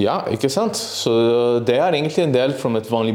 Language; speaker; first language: Norwegian; non-native, learner; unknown